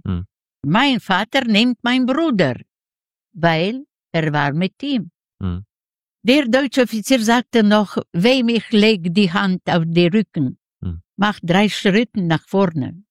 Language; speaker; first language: German; non-native, learner; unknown